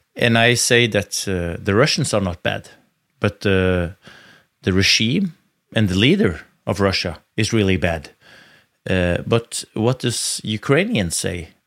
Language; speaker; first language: English; non-native, fluent; Norwegian